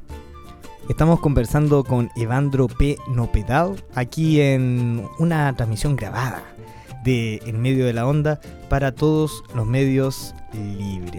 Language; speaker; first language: Spanish; native; Spanish